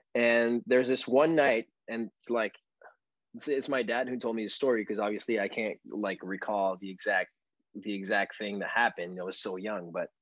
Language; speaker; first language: English; non-native, fluent; French